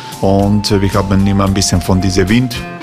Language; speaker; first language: German; non-native, fluent; Croatian